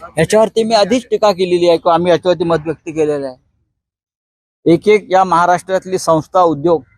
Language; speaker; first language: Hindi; non-native, local second language; Marathi